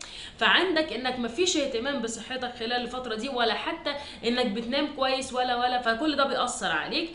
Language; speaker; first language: Arabic; native; Arabic